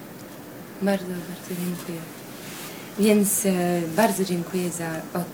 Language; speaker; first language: Polish; early bilingual, heritage; Polish